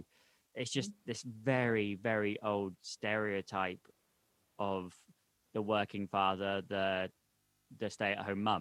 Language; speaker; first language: English; native; English